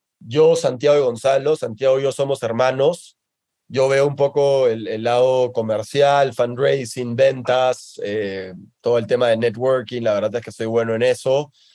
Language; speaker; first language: Spanish; native; Spanish